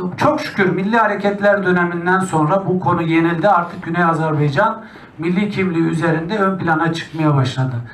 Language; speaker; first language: Turkish; native; Turkish